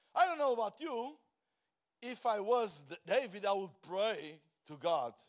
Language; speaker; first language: English; non-native, fluent; Portuguese